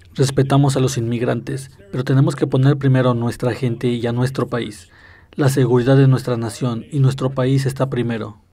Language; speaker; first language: Spanish; native; Spanish